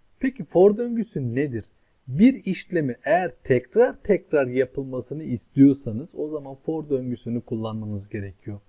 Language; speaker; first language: Turkish; native; Turkish